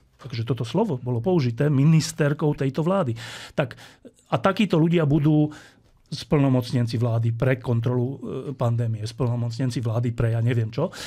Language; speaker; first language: Slovak; native; Slovak